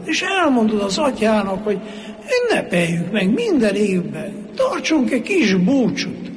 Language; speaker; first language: Hungarian; native; Hungarian